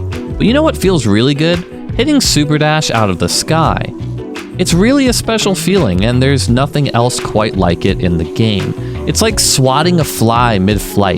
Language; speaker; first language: English; native; English